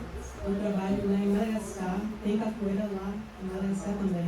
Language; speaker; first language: Portuguese; non-native, fluent; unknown